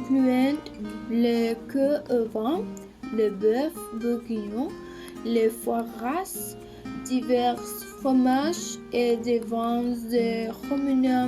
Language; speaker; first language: French; non-native, learner; Spanish